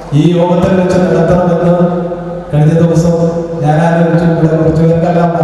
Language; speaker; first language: Malayalam; native; Malayalam